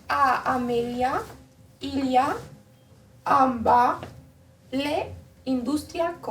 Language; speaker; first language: French; non-native, learner; Spanish